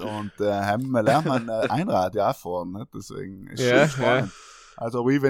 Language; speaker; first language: German; native; German